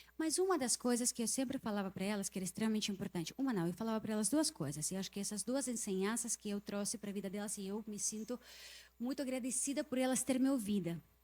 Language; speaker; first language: Portuguese; non-native, fluent; Russian